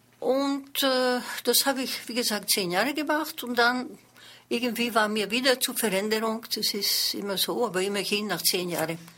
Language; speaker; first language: German; non-native, fluent; French